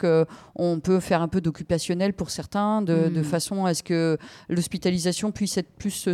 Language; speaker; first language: French; native; French